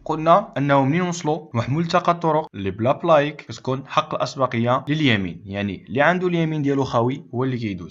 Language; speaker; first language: Arabic; native; Arabic